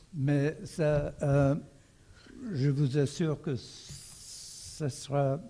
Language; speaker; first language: French; non-native, learner; English